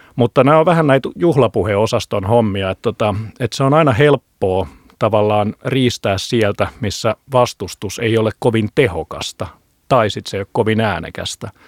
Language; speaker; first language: Finnish; native; Finnish